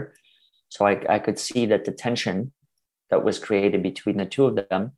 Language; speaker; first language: English; early bilingual, other home language; Russian